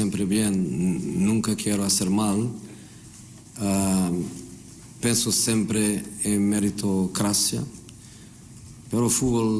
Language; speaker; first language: Spanish; non-native, fluent; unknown